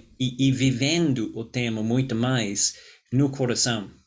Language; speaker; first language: Portuguese; non-native, fluent; English